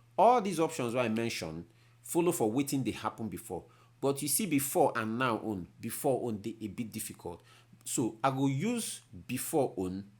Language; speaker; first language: Nigerian Pidgin; native; Nigerian Pidgin